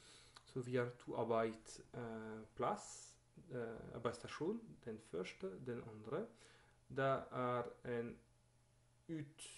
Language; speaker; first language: Norwegian; non-native, learner; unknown